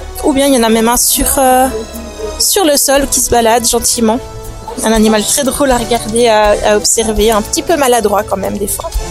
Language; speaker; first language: French; native; French